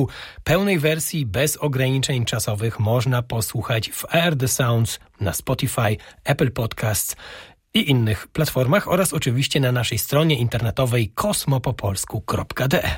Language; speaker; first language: Polish; native; Polish